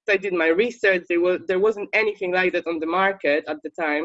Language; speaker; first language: English; non-native, fluent; Polish